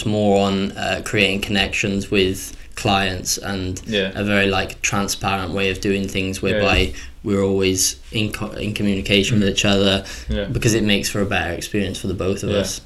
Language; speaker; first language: English; native; English